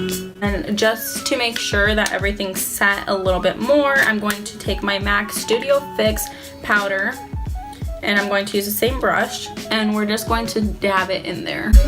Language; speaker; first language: English; native; English